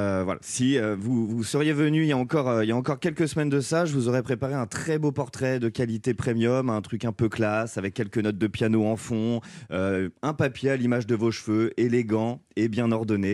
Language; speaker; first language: French; native; French